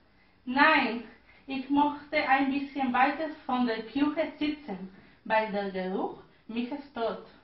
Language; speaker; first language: German; non-native, learner; Spanish